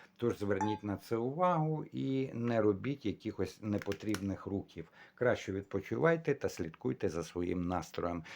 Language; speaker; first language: Ukrainian; non-native, local second language; Russian